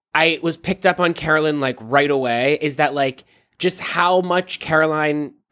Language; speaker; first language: English; native; English